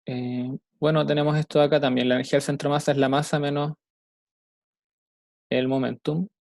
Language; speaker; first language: Spanish; native; Spanish